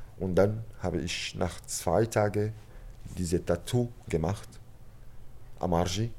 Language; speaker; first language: German; non-native, learner; Arabic